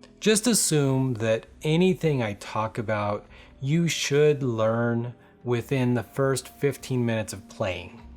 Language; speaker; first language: English; native; English